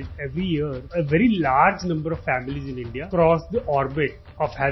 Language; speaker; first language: English; non-native, local second language; Punjabi